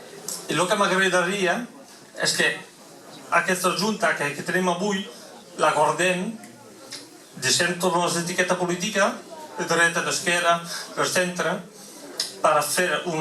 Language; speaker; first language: Catalan; non-native, local second language; French